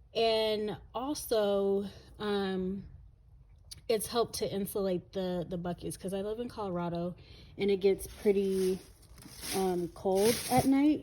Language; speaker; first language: English; native; English